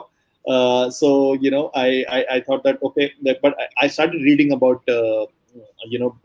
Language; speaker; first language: English; non-native, local second language; Hindi